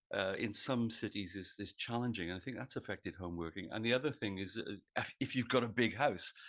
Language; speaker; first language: English; native; English